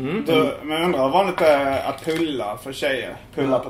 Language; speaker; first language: Swedish; native; Swedish